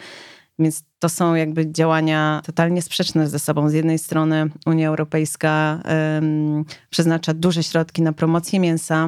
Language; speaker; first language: Polish; native; Polish